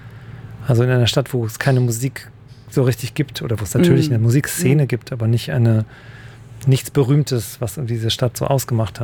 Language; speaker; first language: German; native; German